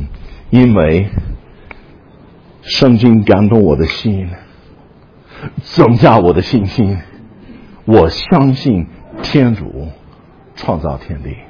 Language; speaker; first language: Chinese; non-native, fluent; English